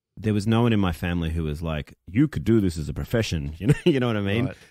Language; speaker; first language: English; native; English